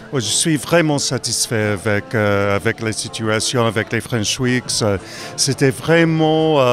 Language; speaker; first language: French; non-native, fluent; English